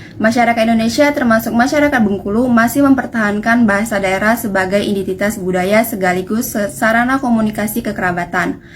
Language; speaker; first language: Indonesian; non-native, local second language; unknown